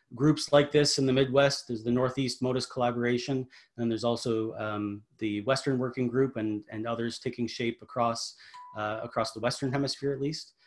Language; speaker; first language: English; native; English